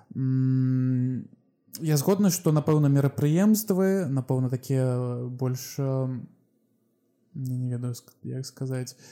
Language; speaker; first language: Belarusian; non-native, local second language; Russian